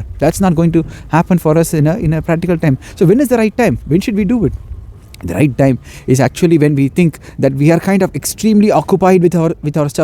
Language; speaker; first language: English; non-native, local second language; Tamil